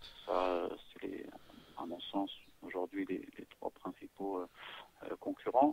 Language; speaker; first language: French; native; French